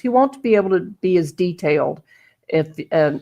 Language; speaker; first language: English; native; English